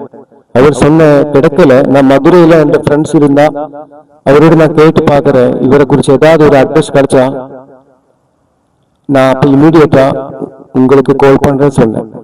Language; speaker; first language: Tamil; non-native, learner; Malayalam